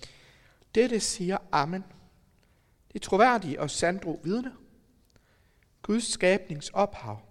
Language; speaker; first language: Danish; native; Danish